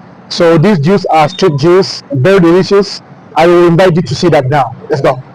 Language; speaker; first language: English; non-native, fluent; French